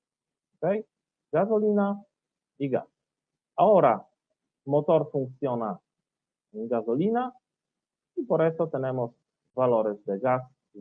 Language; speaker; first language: Spanish; non-native, learner; Polish